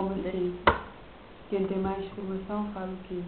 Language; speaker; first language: Portuguese; non-native, local second language; Kabuverdianu